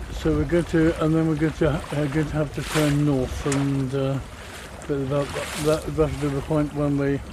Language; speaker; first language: English; native; English